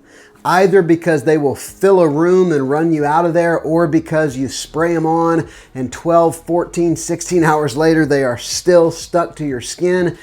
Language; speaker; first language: English; native; English